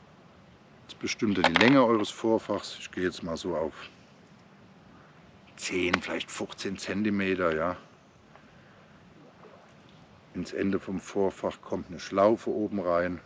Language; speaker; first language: German; native; German